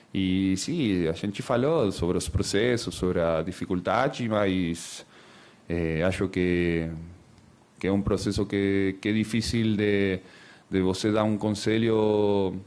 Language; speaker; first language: Portuguese; non-native, fluent; Spanish